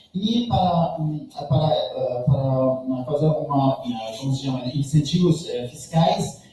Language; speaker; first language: Portuguese; non-native, learner; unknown